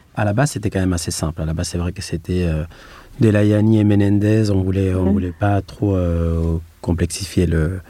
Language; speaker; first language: French; non-native, fluent; Spanish